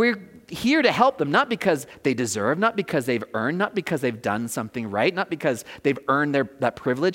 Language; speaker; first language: English; native; English